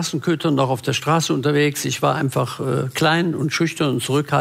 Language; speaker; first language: German; native; German